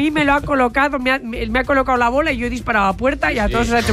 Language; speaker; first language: Spanish; native; Spanish